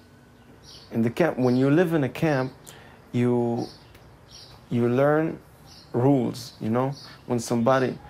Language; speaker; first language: English; non-native, learner; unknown